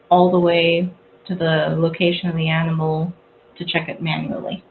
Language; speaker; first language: English; native; English